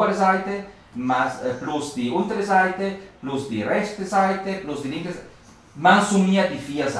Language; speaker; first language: German; non-native, learner; Spanish